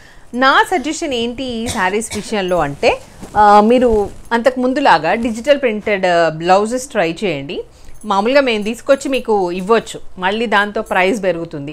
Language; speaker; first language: Telugu; native; Telugu